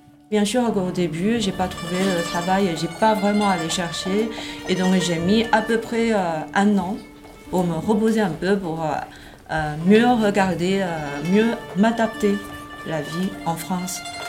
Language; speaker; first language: French; non-native, fluent; Chinese